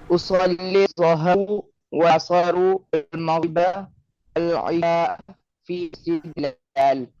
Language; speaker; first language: Arabic; non-native, learner; Urdu